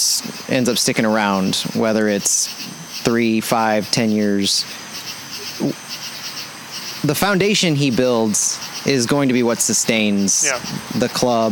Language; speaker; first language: English; native; English